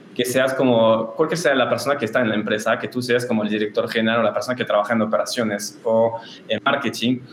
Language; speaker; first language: Spanish; non-native, fluent; French